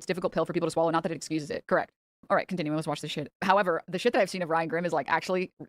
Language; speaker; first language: English; native; English